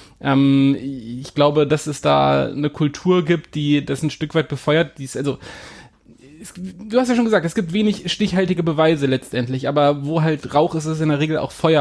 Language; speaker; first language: German; native; German